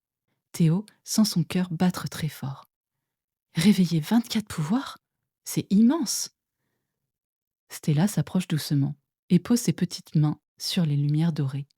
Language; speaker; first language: French; native; French